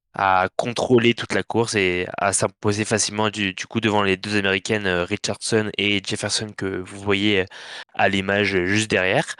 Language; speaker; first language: French; native; French